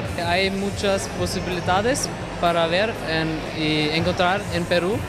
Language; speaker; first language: Spanish; non-native, learner; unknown